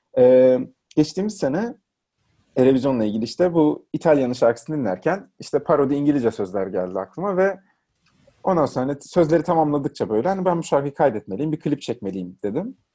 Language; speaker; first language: Turkish; native; Turkish